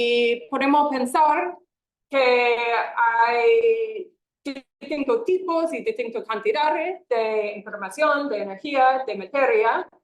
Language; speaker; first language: Spanish; non-native, fluent; English